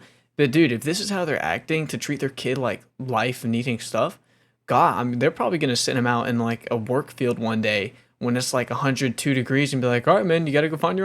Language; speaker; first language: English; native; English